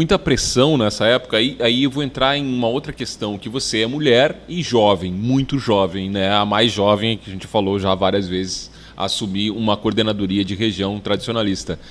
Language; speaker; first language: Portuguese; native; Portuguese